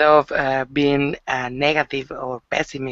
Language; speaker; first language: English; non-native, learner; Spanish